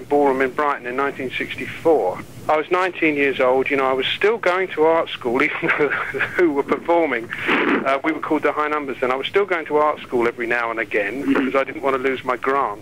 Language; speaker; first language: English; native; English